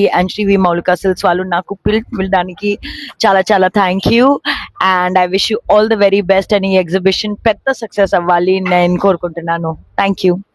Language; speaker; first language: Telugu; non-native, learner; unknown